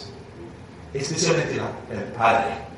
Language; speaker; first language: Spanish; non-native, learner; English